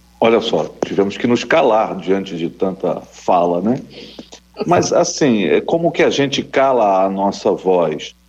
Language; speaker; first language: Portuguese; native; Portuguese